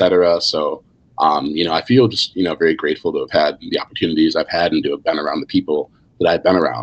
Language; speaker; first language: English; native; English